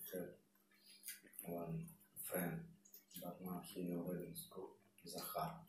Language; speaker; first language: English; non-native, learner; Russian